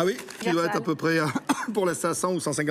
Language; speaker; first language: French; native; French